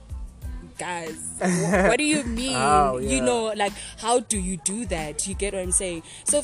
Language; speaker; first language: English; non-native, local second language; Xhosa